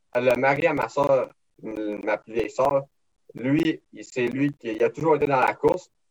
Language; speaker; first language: French; native; French